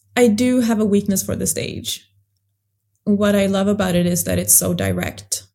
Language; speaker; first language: English; early bilingual, other home language; Swedish